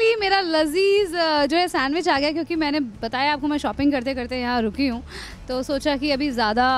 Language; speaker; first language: Hindi; native; Hindi